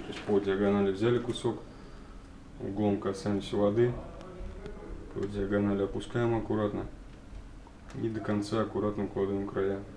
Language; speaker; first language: Russian; native; Russian